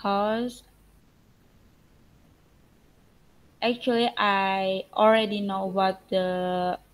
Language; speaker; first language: English; non-native, learner; Indonesian